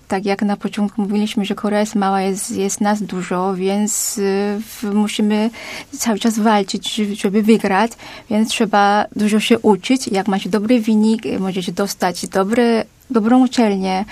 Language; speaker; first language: Polish; non-native, fluent; Korean